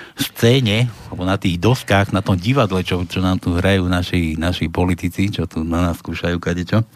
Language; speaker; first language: Slovak; native; Slovak